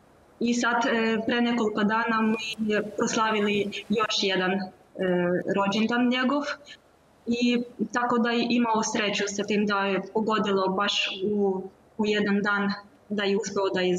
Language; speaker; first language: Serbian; non-native, learner; Ukrainian